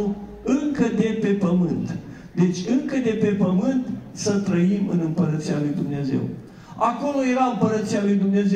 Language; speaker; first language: Romanian; native; Romanian